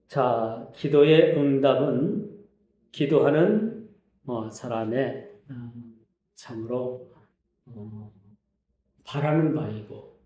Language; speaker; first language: Korean; native; Korean